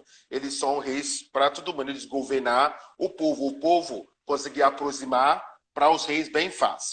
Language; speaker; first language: Portuguese; non-native, learner; Yoruba